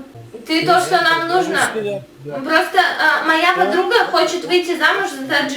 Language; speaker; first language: Russian; native; Russian